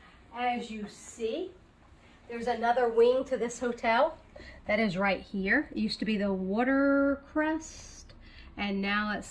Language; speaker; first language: English; native; English